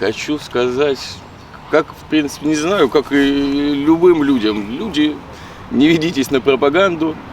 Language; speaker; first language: Russian; native; Russian